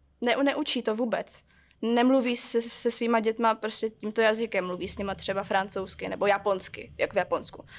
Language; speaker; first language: Czech; native; Czech